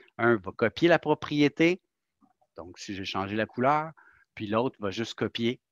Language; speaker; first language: French; native; French